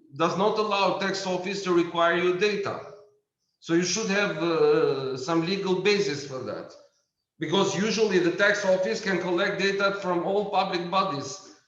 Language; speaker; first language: English; non-native, fluent; Albanian